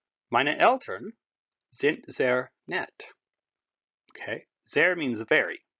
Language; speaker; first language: German; non-native, fluent; English